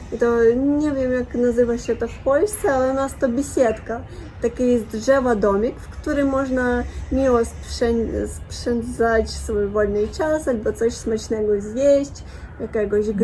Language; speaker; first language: Polish; non-native, learner; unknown